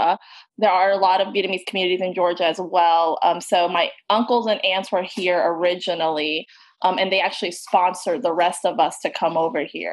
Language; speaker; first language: English; native; English